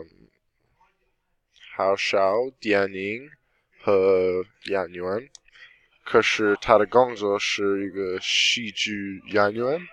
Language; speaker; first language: Chinese; non-native, learner; English